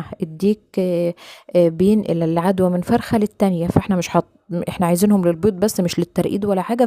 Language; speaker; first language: Arabic; native; Arabic